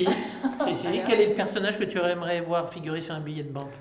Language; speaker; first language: French; native; French